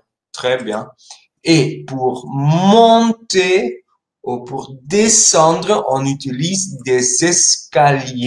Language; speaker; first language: French; non-native, fluent; Spanish